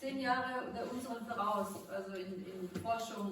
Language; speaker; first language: German; native; German